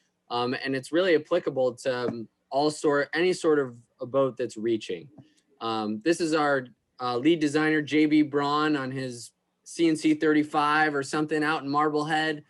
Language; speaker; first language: English; native; English